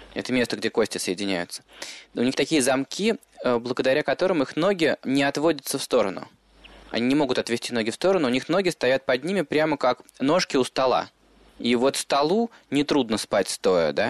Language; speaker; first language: Russian; native; Russian